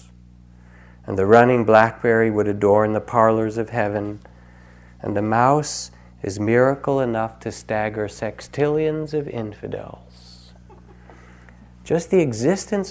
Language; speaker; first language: English; native; English